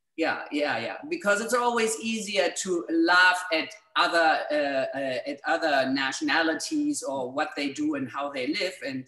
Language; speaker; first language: English; non-native, fluent; German